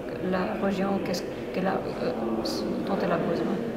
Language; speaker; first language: French; non-native, fluent; Spanish